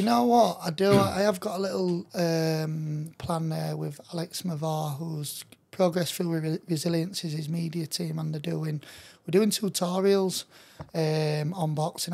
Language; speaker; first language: English; native; English